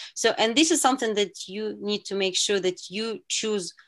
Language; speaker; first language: English; non-native, fluent; Uzbek